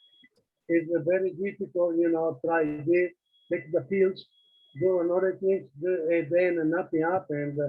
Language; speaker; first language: English; non-native, learner; Italian